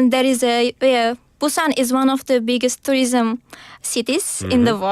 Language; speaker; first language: English; non-native, learner; Uzbek